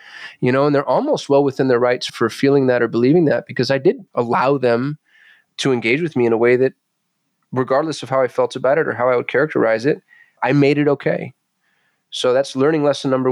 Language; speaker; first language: English; native; English